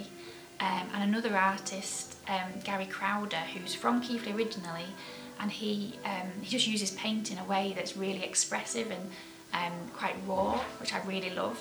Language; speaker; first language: English; native; English